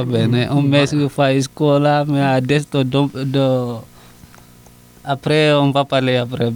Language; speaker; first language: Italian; non-native, learner; Susu